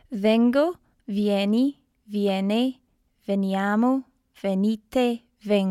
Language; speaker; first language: Italian; non-native, learner; English